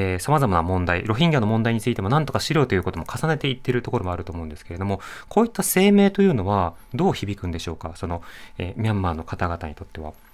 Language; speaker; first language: Japanese; native; Japanese